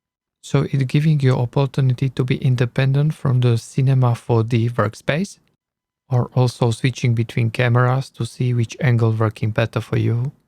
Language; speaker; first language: English; non-native, learner; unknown